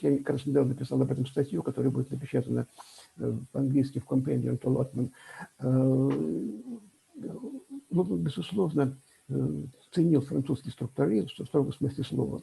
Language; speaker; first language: Russian; native; Russian